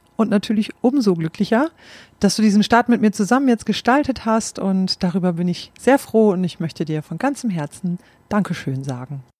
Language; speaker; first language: German; native; German